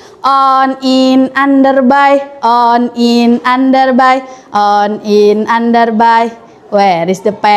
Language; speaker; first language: English; non-native, learner; Indonesian